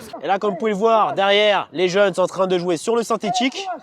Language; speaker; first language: French; native; French